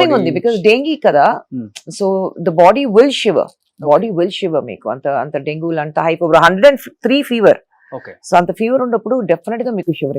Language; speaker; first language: Telugu; non-native, fluent; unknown